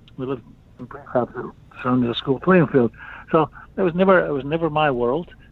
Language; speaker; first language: English; native; English